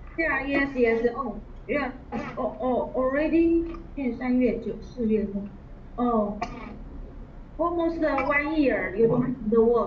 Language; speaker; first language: English; non-native, learner; Chinese